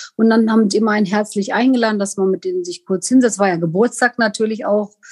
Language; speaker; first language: German; non-native, fluent; Kurdish